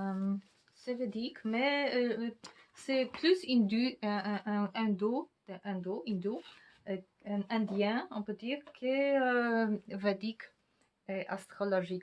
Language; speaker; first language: French; non-native, fluent; Polish